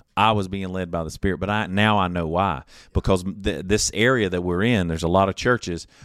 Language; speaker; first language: English; native; English